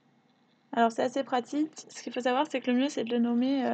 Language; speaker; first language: French; native; French